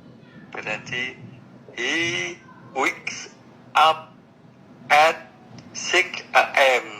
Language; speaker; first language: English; non-native, learner; Indonesian